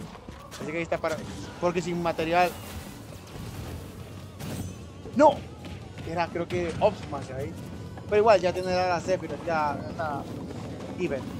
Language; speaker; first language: Spanish; native; Spanish